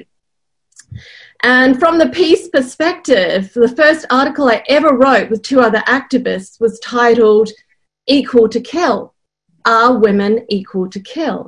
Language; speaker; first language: English; native; English